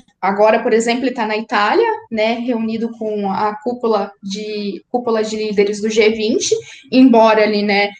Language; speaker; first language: Portuguese; native; Portuguese